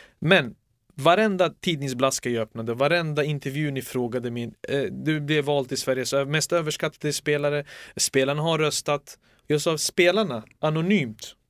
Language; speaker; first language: Swedish; early bilingual, other home language; Serbian